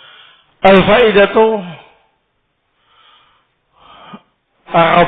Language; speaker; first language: Arabic; non-native, fluent; Indonesian